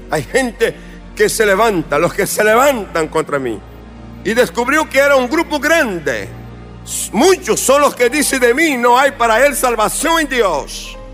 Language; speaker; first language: Spanish; non-native, fluent; Portuguese